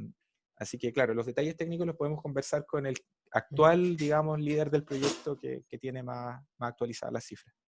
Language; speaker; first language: Spanish; native; Spanish